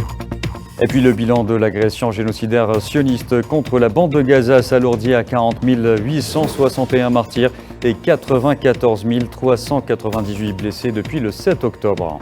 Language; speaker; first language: French; non-native, local second language; Arabic